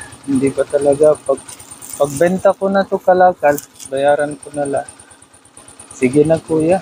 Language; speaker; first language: Filipino; non-native, learner; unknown